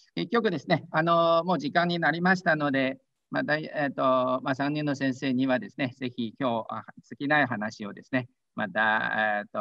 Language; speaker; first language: Japanese; non-native, fluent; Chinese